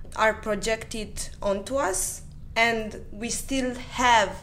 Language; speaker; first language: English; non-native, fluent; Romanian